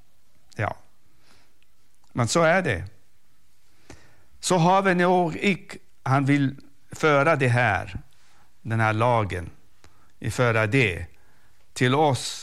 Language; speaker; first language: Swedish; non-native, fluent; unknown